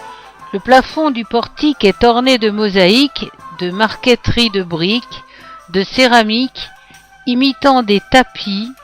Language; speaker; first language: French; native; French